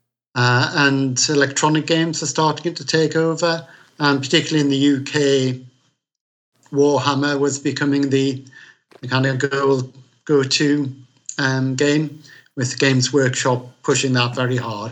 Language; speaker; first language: English; native; English